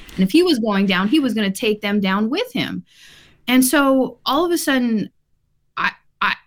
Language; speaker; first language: English; early bilingual, other home language; Japanese